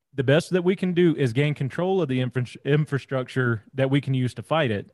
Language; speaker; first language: English; native; English